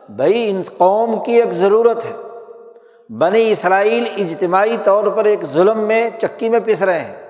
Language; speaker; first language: Urdu; native; Urdu